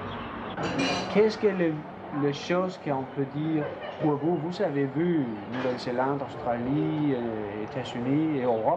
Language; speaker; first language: French; non-native, learner; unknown